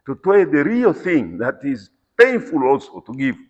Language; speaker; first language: English; non-native, local second language; Swahili